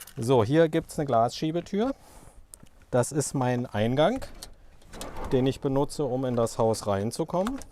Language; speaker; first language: German; native; German